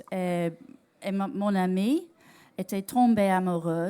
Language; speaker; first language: French; non-native, learner; English